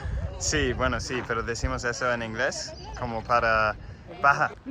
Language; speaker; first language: Spanish; non-native, learner; English